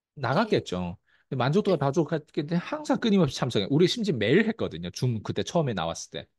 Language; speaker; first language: Korean; early bilingual, heritage; Korean